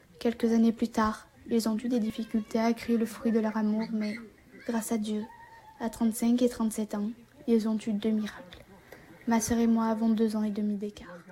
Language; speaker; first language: French; native; French